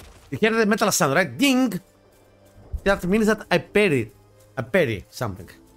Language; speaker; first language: English; non-native, fluent; Greek